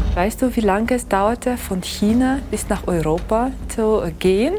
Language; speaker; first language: German; non-native, fluent; Kyrgyz